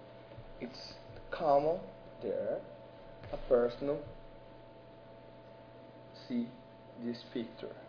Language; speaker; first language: English; non-native, learner; Portuguese